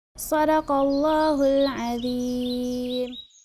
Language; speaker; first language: Arabic; non-native, learner; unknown